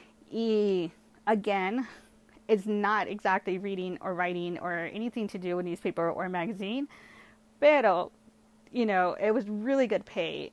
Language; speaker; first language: English; early bilingual, other home language; Spanish